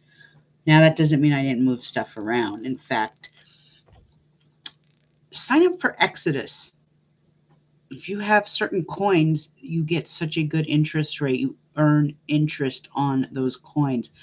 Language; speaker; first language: English; native; English